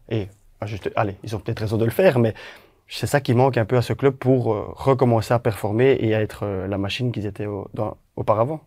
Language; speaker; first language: French; native; French